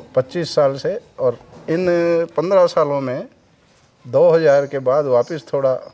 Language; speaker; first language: Hindi; native; Hindi